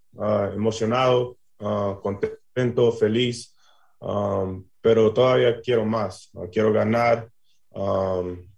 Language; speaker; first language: Spanish; early bilingual, heritage; English